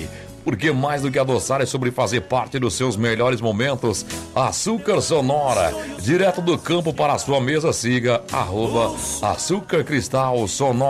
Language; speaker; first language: Portuguese; native; Portuguese